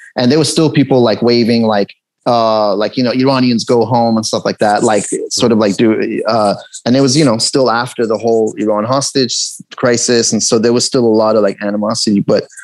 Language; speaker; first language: English; early bilingual, other home language; Persian